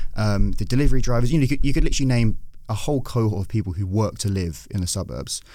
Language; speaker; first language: English; native; English